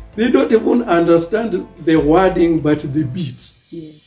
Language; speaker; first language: English; non-native, local second language; Luo (Kenya and Tanzania)